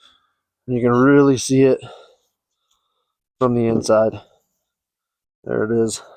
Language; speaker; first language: English; native; English